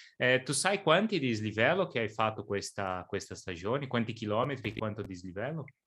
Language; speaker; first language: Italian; non-native, learner; Portuguese